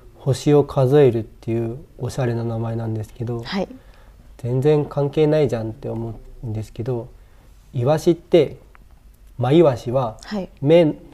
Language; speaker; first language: Japanese; native; Japanese